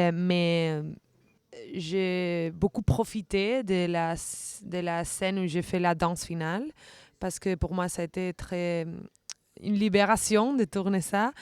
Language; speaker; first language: French; non-native, fluent; Spanish